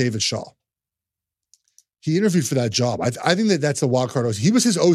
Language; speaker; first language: English; native; English